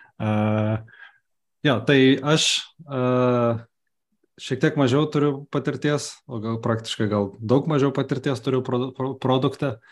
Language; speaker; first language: Lithuanian; non-native, local second language; Russian